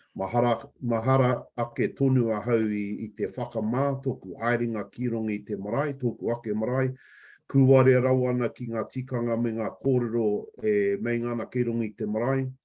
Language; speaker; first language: Māori; non-native, local second language; English